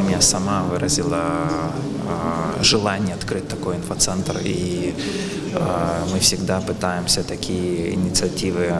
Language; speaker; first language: Ukrainian; non-native, fluent; Lithuanian